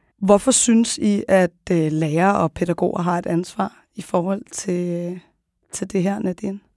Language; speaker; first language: Danish; early bilingual, other home language; Arabic